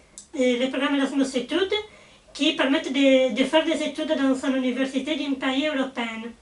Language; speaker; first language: French; non-native, fluent; Italian